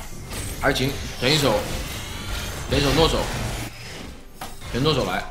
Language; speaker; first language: Chinese; native; Chinese